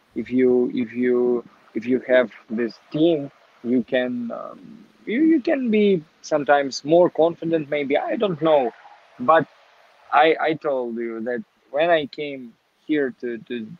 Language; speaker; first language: English; non-native, learner; Ukrainian